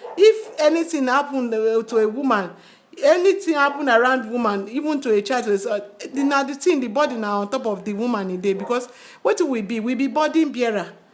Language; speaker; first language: Nigerian Pidgin; non-native, local second language; Yoruba